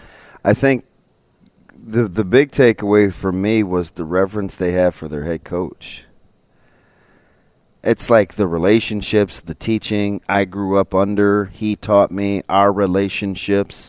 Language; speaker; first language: English; native; English